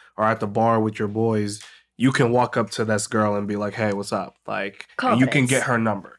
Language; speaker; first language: English; native; English